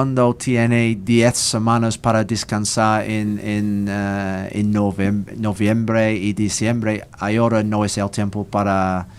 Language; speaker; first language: Spanish; non-native, learner; English